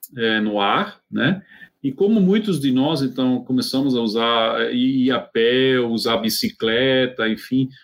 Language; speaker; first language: Portuguese; non-native, fluent; Swiss German